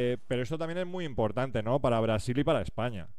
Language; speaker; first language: Spanish; native; Spanish